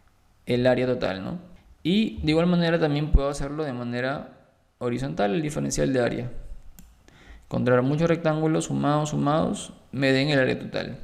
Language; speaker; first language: Spanish; native; Spanish